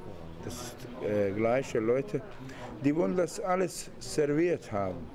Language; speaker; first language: German; non-native, learner; Bosnian